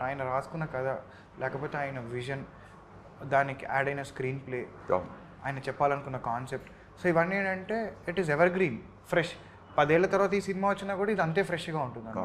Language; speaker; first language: Telugu; native; Telugu